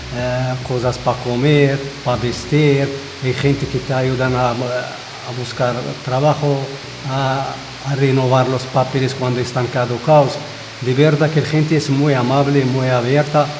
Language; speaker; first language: Spanish; non-native, fluent; Arabic